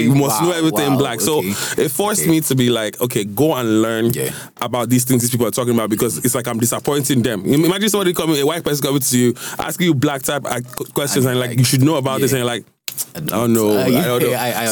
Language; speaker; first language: English; non-native, local second language; Igbo